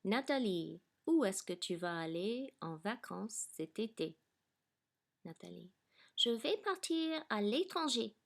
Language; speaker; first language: French; non-native, fluent; English